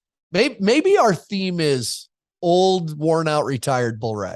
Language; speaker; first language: English; native; English